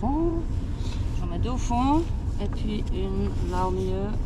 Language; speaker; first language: French; native; French